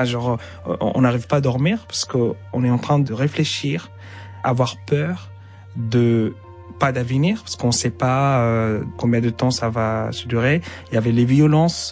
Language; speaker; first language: French; non-native, fluent; Arabic